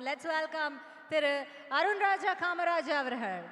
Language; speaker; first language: Tamil; native; Tamil